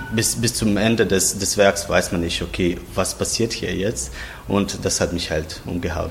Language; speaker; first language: German; non-native, fluent; Croatian